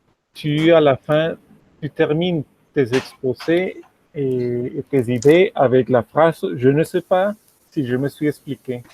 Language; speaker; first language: French; non-native, fluent; Spanish